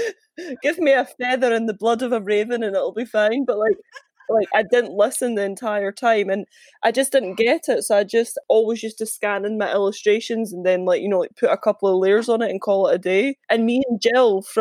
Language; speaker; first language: English; native; English